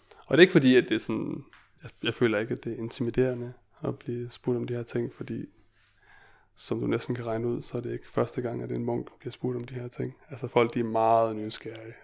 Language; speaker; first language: Danish; native; Danish